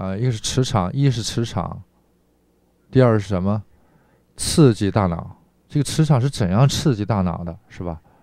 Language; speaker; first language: Chinese; non-native, fluent; Korean